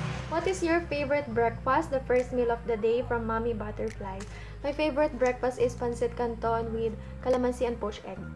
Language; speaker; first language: English; non-native, local second language; Filipino